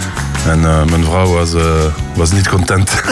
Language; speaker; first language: Dutch; non-native, local second language; French